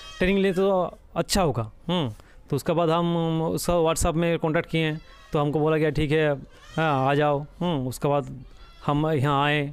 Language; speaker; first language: Hindi; non-native, local second language; Bangla